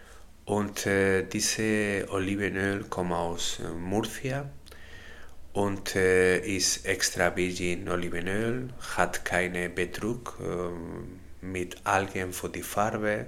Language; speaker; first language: German; non-native, learner; Spanish